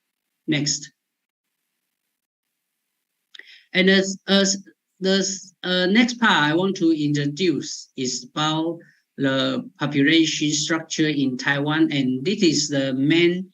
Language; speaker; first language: English; non-native, fluent; Chinese